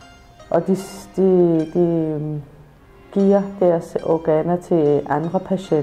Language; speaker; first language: Danish; non-native, learner; Persian